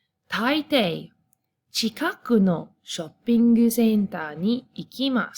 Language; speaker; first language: Japanese; non-native, fluent; English